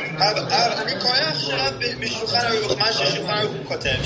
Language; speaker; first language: Hebrew; non-native, fluent; English